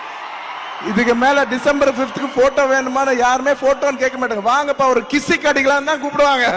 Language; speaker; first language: Tamil; non-native, local second language; Telugu